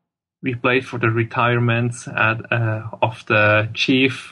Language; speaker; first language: English; non-native, fluent; German